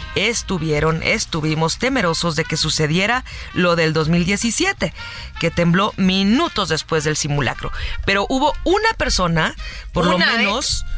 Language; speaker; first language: Spanish; native; Spanish